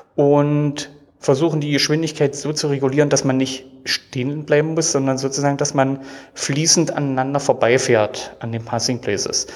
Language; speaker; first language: German; native; German